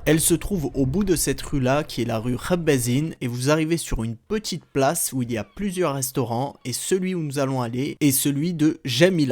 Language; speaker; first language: French; native; French